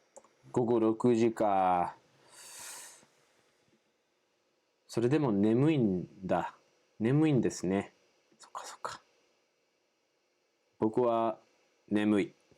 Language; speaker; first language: Japanese; non-native, fluent; English